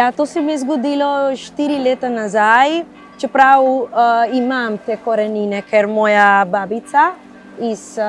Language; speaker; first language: Slovenian; non-native, fluent; Spanish